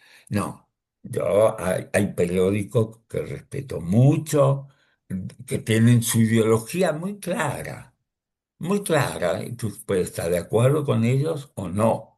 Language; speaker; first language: Spanish; early bilingual, other home language; Russian